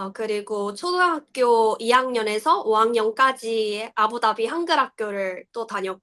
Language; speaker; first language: Korean; early bilingual, heritage; Korean